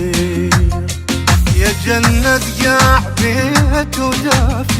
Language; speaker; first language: Arabic; native; Arabic